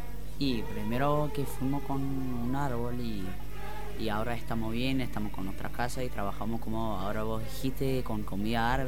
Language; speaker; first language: Spanish; non-native, learner; Arabic